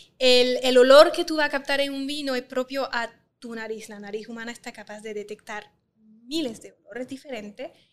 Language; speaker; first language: Spanish; non-native, fluent; French